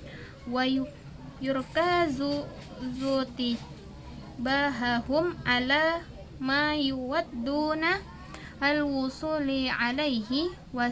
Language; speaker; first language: Arabic; non-native, learner; Indonesian